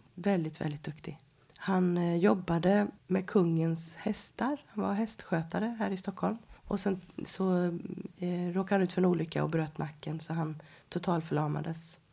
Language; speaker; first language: Swedish; native; Swedish